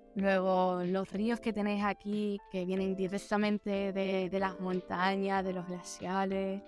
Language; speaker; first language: Spanish; early bilingual, heritage; Spanish